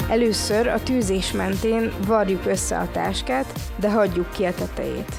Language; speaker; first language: Hungarian; native; Hungarian